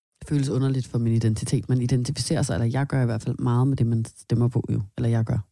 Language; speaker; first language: Danish; native; Danish